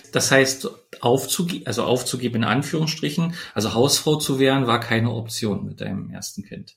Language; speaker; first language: German; native; German